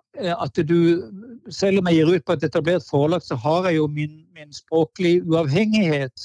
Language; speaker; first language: Norwegian; native; Norwegian